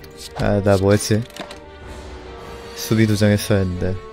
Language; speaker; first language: Korean; native; Korean